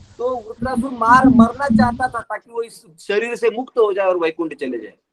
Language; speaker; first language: Hindi; non-native, local second language; Marathi